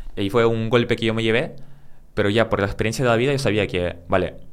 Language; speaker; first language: Spanish; early bilingual, other home language; Russian